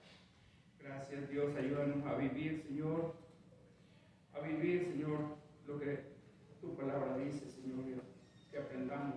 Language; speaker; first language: Spanish; native; Spanish